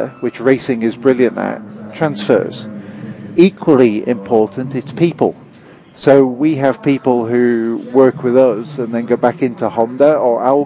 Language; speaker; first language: English; native; English